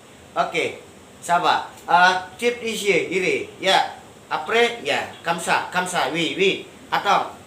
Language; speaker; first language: French; non-native, learner; Indonesian